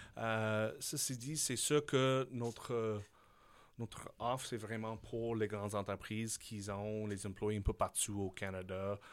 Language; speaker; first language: French; non-native, fluent; English